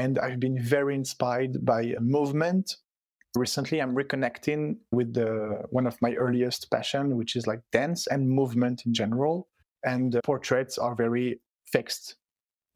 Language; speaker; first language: English; non-native, fluent; French